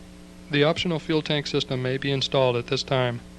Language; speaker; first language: English; native; English